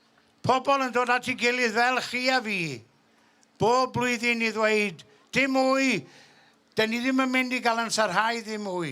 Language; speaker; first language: Welsh; native; Welsh